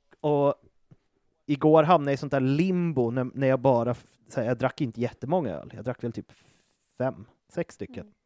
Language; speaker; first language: Swedish; native; Swedish